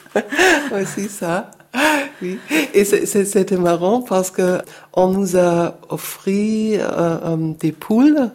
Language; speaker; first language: French; non-native, fluent; German